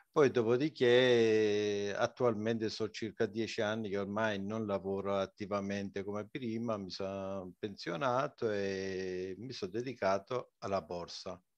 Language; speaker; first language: Italian; non-native, fluent; Persian